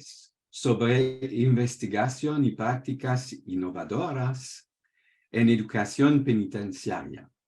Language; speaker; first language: Spanish; non-native, fluent; French